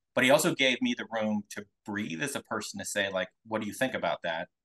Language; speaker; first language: English; native; English